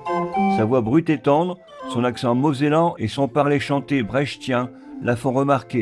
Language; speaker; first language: French; native; French